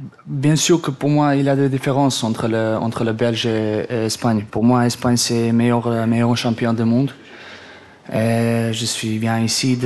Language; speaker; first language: French; non-native, learner; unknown